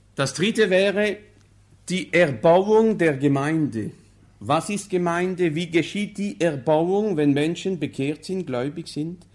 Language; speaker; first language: German; non-native, local second language; Swiss German